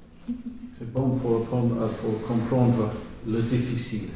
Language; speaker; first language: French; non-native, learner; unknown